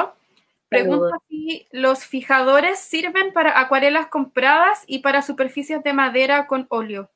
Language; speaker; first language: Spanish; native; Spanish